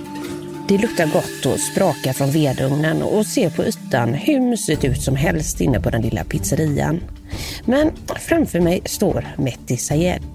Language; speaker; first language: Swedish; native; Swedish